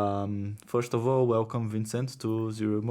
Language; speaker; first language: English; non-native, fluent; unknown